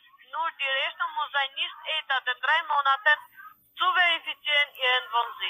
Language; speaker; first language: German; non-native, learner; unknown